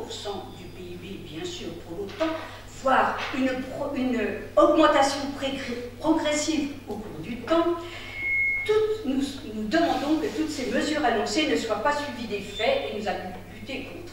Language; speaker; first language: French; native; French